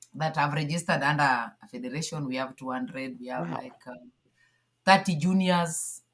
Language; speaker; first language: English; non-native, local second language; Luo (Kenya and Tanzania)